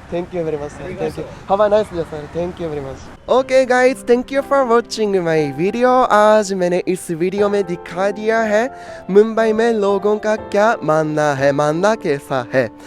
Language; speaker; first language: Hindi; non-native, fluent; Japanese